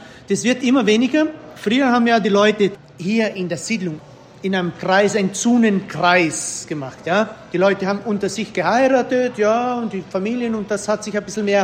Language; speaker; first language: German; early bilingual, heritage; German